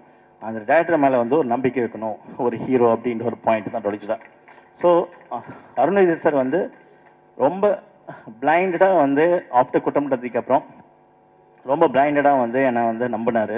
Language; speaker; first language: Tamil; native; Tamil